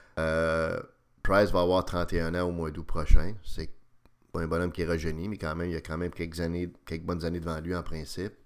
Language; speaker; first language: French; native; French